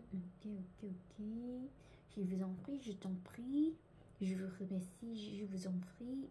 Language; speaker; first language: French; non-native, learner; Korean